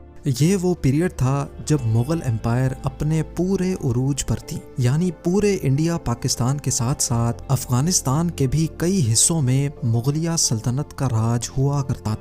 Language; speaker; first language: Urdu; native; Urdu